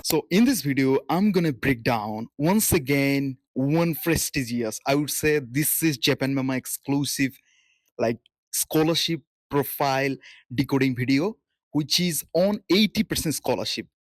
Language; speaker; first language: English; non-native, local second language; Bangla